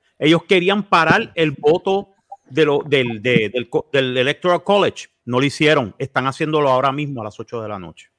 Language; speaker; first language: Spanish; native; Spanish